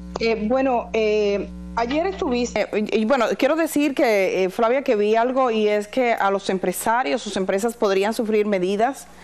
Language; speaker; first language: Spanish; native; Spanish